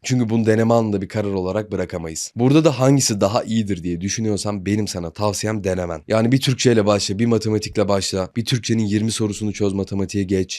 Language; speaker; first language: Turkish; native; Turkish